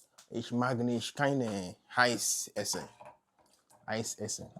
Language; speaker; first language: German; non-native, learner; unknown